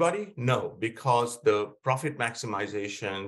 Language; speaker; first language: English; non-native, local second language; Bangla